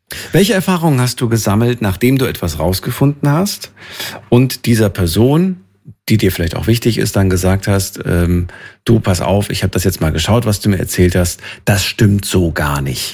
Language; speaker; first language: German; native; German